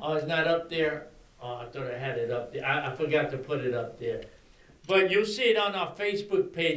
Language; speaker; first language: English; early bilingual, other home language; Spanish